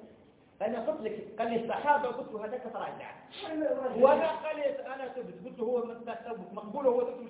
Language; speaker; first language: Arabic; native; Arabic